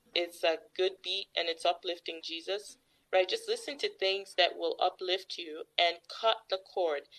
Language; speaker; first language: English; native; English